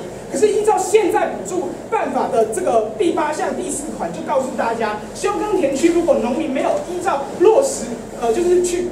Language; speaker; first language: Chinese; native; Chinese